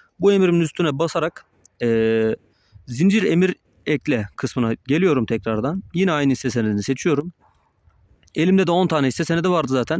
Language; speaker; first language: Turkish; native; Turkish